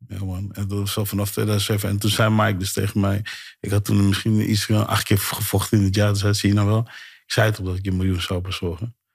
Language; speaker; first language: Dutch; early bilingual, other home language; Sranan Tongo